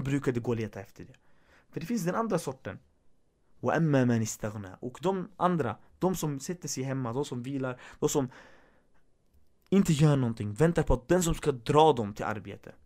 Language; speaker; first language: Swedish; early bilingual, other home language; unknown